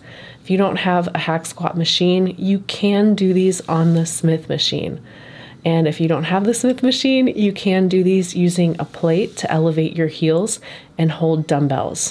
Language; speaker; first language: English; native; English